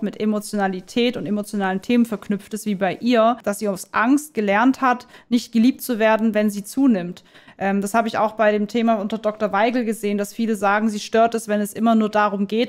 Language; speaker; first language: German; native; German